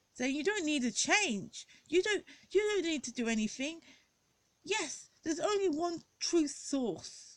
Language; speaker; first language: English; native; English